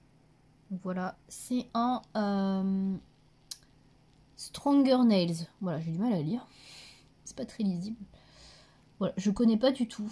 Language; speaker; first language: French; native; French